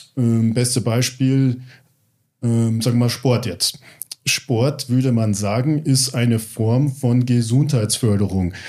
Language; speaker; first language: German; early bilingual, other home language; English